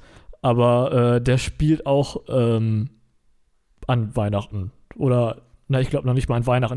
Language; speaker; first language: German; native; German